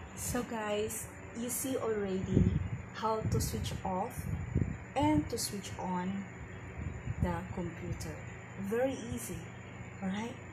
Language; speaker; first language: English; non-native, local second language; Filipino